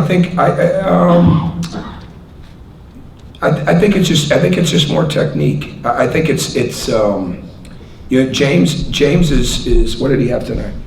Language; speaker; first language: English; native; English